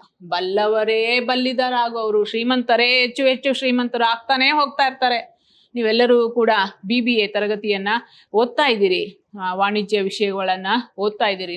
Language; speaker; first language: Kannada; native; Kannada